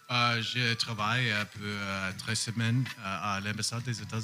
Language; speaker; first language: French; non-native, learner; English